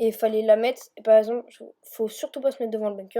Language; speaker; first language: French; native; French